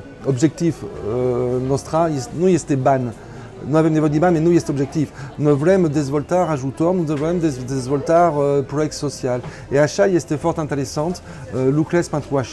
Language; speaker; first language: Romanian; non-native, learner; French